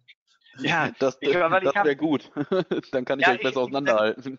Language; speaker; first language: German; native; German